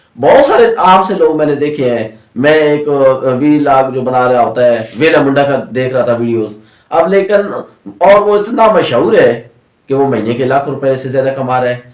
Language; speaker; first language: Urdu; non-native, local second language; Punjabi